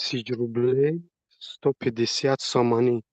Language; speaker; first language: Russian; non-native, learner; Tajik